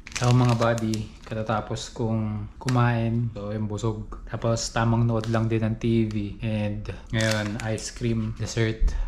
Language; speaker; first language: Filipino; native; Filipino